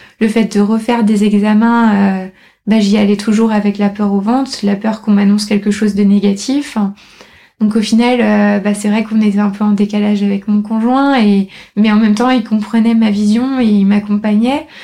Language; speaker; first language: French; native; French